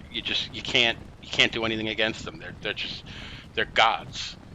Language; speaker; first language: English; native; English